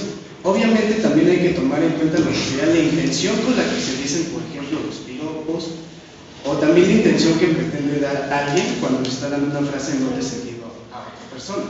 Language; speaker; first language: Spanish; native; Spanish